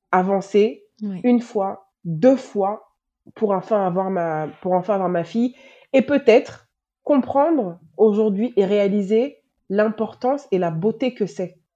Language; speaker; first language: French; native; French